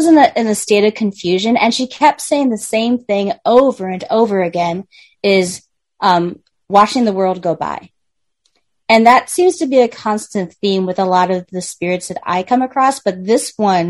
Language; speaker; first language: English; native; English